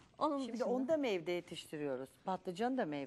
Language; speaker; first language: Turkish; native; Turkish